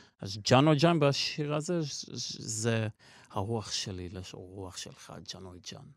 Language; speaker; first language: Hebrew; non-native, local second language; Armenian